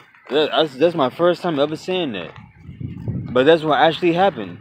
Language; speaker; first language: English; native; English